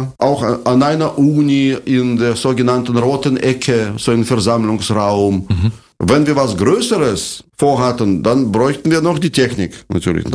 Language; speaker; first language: German; non-native, fluent; Russian